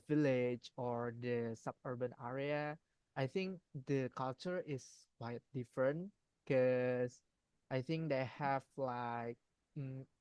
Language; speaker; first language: English; non-native, learner; Indonesian